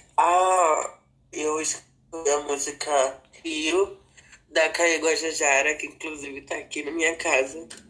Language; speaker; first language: Portuguese; non-native, local second language; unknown